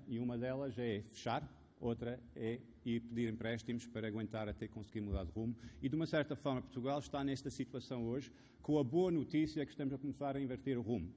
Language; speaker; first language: Portuguese; non-native, fluent; Arabic